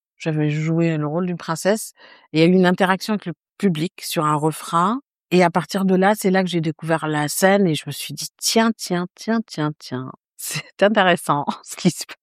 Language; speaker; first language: French; non-native, local second language; Arabic